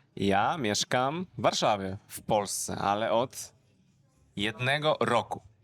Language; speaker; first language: Polish; native; Polish